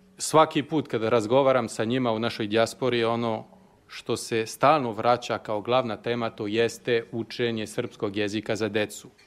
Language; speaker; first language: Serbian; native; Serbian